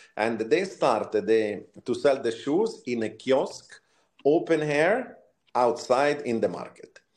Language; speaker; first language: English; non-native, fluent; Italian